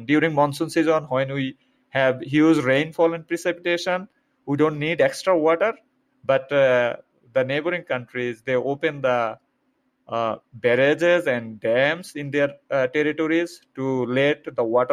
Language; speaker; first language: English; non-native, local second language; Bangla